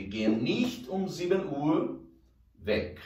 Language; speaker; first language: German; non-native, fluent; Portuguese